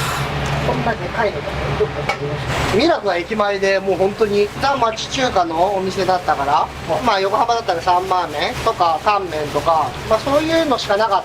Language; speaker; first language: Japanese; native; Japanese